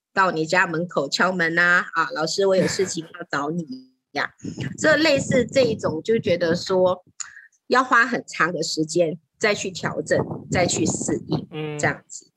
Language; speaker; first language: Chinese; native; Chinese